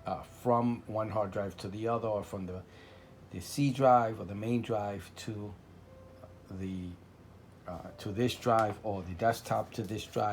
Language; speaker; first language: English; native; English